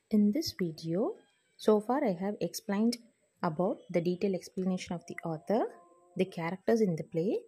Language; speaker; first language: English; non-native, local second language; Tamil